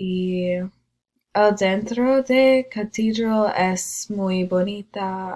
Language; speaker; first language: Spanish; non-native, learner; English